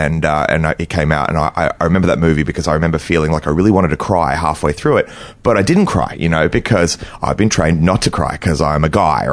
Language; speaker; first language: English; native; English